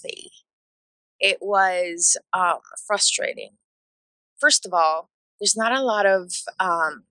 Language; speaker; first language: English; non-native, fluent; Spanish